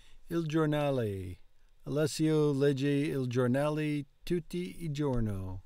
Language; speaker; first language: Italian; non-native, learner; English